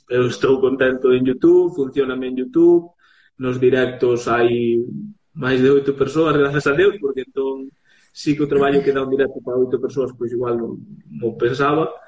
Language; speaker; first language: Galician; native; Galician